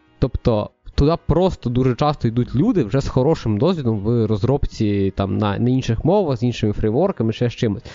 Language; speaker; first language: Ukrainian; native; Ukrainian